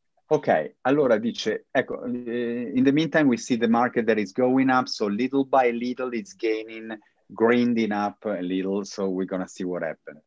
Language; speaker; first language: English; non-native, fluent; Italian